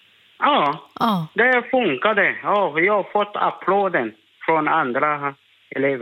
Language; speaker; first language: Swedish; non-native, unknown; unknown